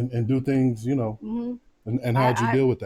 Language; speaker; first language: English; native; English